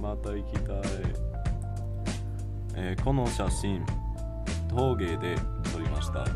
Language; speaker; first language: Japanese; non-native, learner; English